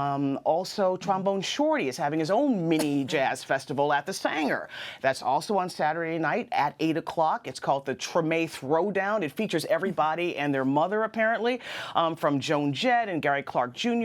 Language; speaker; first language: English; native; English